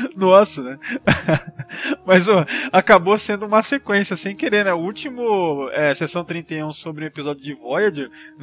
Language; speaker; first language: Portuguese; native; Portuguese